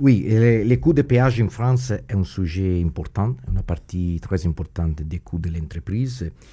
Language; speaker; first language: French; non-native, fluent; Italian